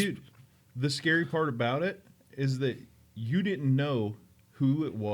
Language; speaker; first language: English; native; English